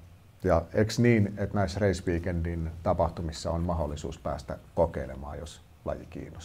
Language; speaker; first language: Finnish; native; Finnish